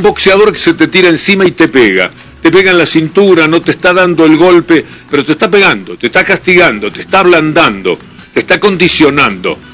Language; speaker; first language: Spanish; native; Spanish